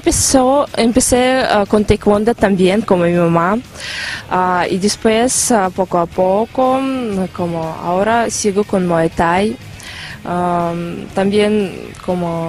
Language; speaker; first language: Spanish; non-native, learner; Russian